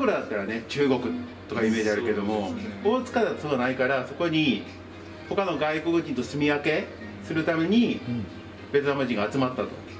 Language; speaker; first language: Japanese; native; Japanese